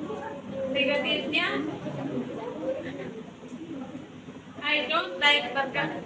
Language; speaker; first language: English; non-native, learner; Indonesian